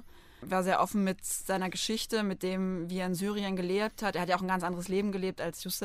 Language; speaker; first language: German; native; German